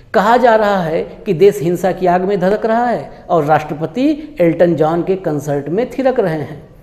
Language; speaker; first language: Hindi; native; Hindi